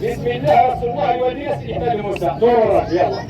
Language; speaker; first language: Arabic; native; Arabic